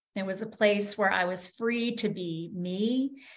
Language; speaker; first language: English; native; English